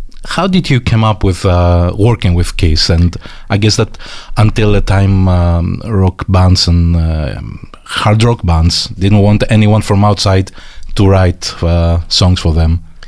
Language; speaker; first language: English; non-native, fluent; Greek